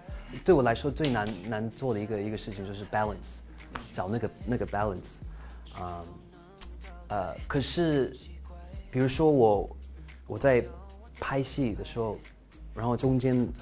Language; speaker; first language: Chinese; early bilingual, heritage; English